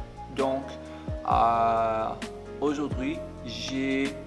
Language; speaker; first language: French; non-native, learner; English